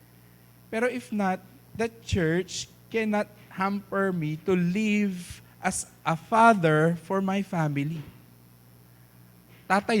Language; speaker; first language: English; non-native, fluent; Filipino